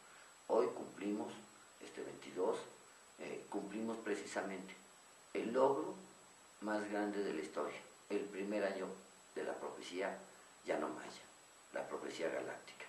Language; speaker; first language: Spanish; native; Spanish